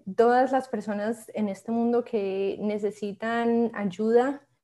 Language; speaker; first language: Spanish; early bilingual, heritage; Spanish